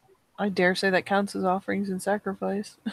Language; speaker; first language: English; native; English